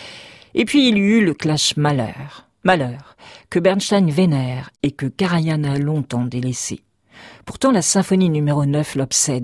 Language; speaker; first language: French; native; French